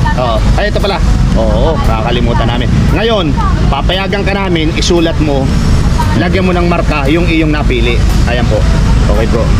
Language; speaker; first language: Filipino; native; Filipino